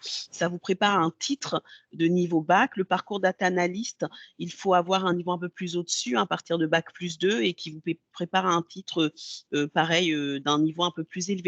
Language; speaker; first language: French; native; French